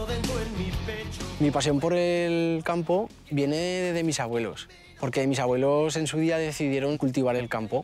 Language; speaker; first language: Spanish; native; Spanish